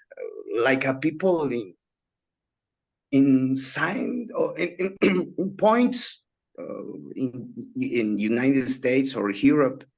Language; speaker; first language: English; non-native, learner; Spanish